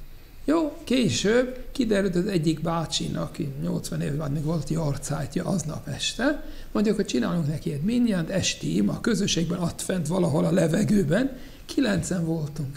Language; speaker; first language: Hungarian; non-native, fluent; English